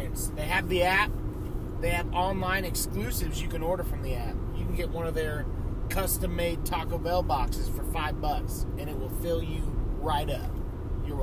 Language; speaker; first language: English; native; English